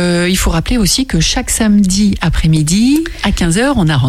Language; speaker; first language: French; native; French